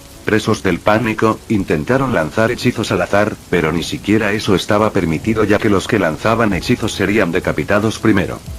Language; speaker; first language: Spanish; native; Spanish